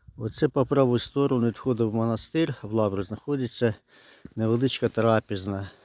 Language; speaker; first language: Ukrainian; non-native, local second language; Russian